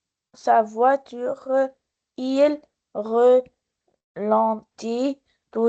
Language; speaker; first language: French; non-native, local second language; Arabic